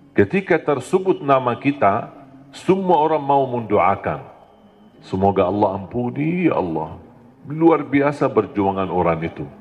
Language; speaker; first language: Malay; non-native, fluent; Arabic